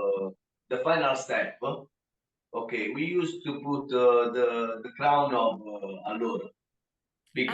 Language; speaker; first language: English; non-native, learner; Italian